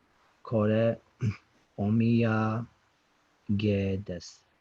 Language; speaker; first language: Japanese; non-native, learner; English